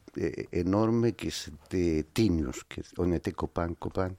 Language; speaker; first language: French; non-native, learner; Spanish